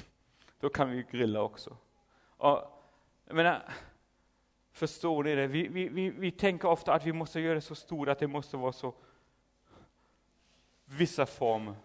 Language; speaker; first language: Swedish; non-native, fluent; German